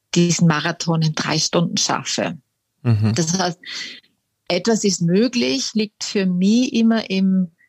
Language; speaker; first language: German; native; German